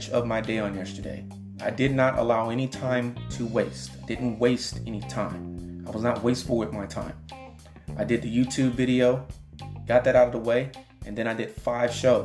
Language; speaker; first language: English; native; English